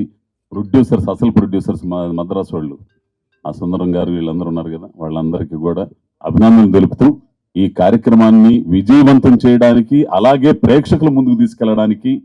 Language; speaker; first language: Telugu; native; Telugu